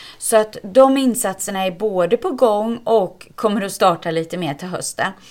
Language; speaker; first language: Swedish; native; Swedish